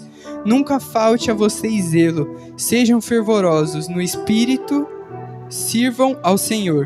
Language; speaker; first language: Portuguese; native; Portuguese